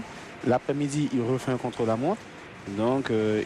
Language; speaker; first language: French; native; French